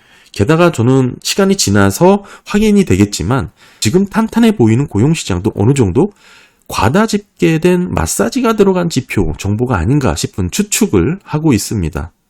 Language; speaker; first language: Korean; native; Korean